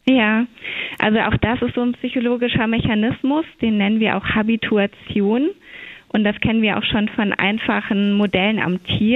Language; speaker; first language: German; native; German